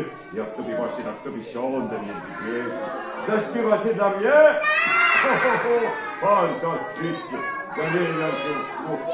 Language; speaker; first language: Polish; native; Polish